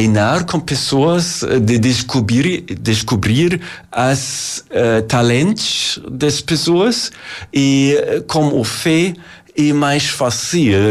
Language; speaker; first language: Portuguese; non-native, learner; German